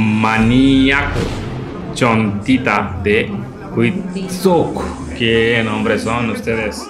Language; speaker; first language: Spanish; non-native, learner; Hindi